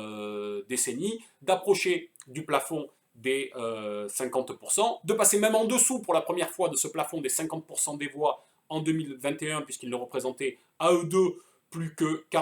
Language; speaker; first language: French; native; French